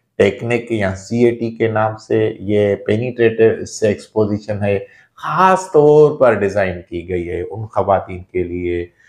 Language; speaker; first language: Urdu; non-native, local second language; Sindhi